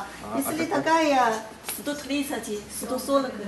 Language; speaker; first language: Russian; non-native, learner; Chinese